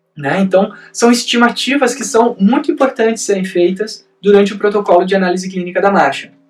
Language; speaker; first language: Portuguese; native; Portuguese